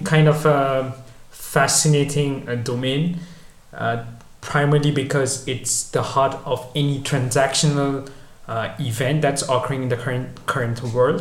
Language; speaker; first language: English; non-native, local second language; Bangla